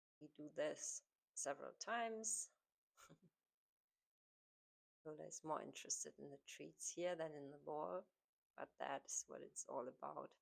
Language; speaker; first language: English; non-native, fluent; German